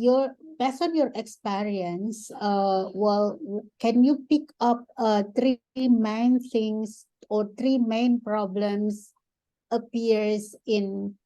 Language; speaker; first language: English; non-native, fluent; Indonesian